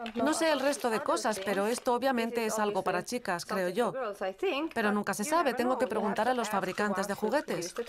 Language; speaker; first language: Spanish; non-native, fluent; Swedish